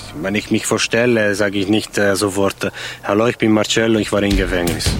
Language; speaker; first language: German; non-native, fluent; Italian